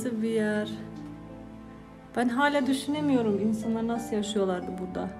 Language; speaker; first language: Turkish; non-native, fluent; Slovenian